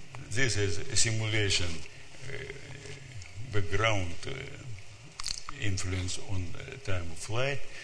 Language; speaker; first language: English; non-native, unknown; Russian